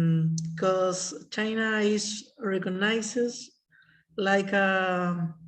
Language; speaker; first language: English; non-native, learner; Spanish